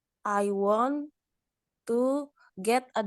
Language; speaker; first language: English; non-native, learner; Indonesian